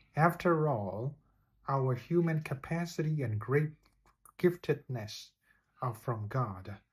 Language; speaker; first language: English; non-native, fluent; Burmese